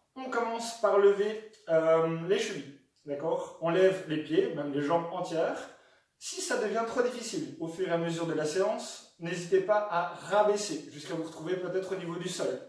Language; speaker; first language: French; native; French